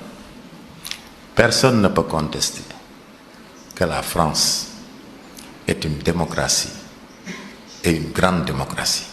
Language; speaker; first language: French; non-native, local second language; Wolof